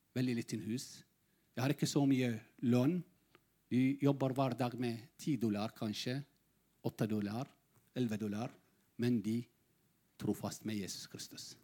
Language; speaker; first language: Norwegian; non-native, learner; Arabic